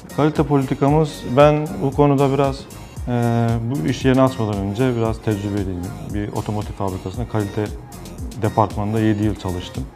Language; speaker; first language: Turkish; native; Turkish